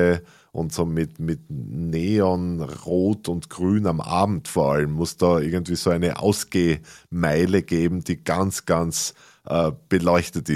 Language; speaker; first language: German; native; German